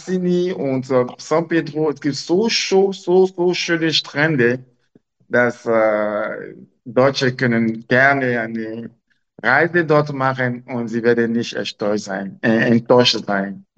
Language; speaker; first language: German; non-native, learner; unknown